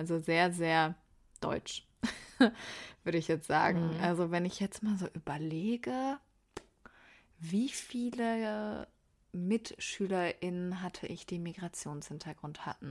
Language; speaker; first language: German; early bilingual, other home language; Persian